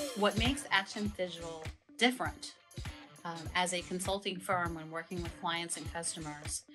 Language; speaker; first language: English; native; English